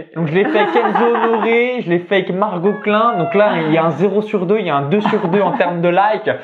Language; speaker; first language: French; native; French